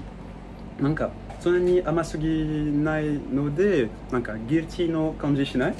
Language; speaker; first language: Japanese; non-native, fluent; French